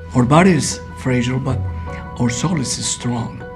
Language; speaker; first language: English; non-native, learner; Spanish